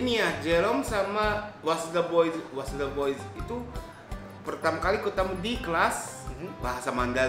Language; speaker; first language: Indonesian; non-native, fluent; Japanese